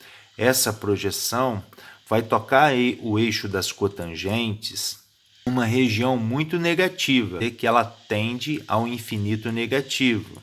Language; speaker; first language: Portuguese; native; Portuguese